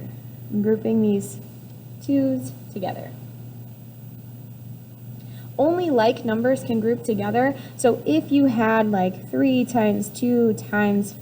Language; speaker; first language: English; native; English